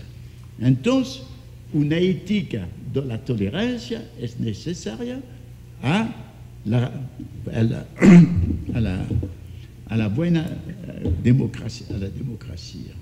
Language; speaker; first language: Spanish; non-native, fluent; French